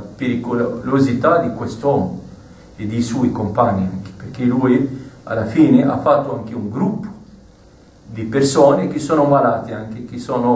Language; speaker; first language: Italian; non-native, fluent; Arabic